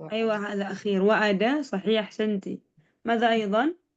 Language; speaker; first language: Arabic; non-native, fluent; Indonesian